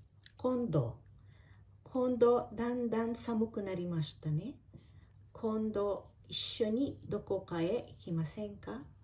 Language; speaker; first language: Japanese; non-native, fluent; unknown